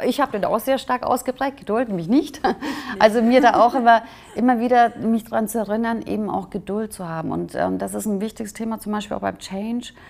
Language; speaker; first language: German; native; German